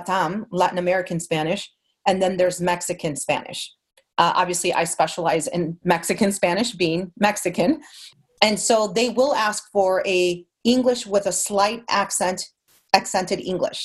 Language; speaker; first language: English; early bilingual, other home language; Spanish